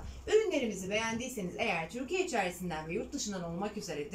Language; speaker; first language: Turkish; native; Turkish